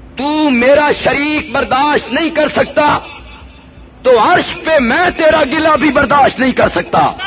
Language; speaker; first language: Urdu; non-native, local second language; Punjabi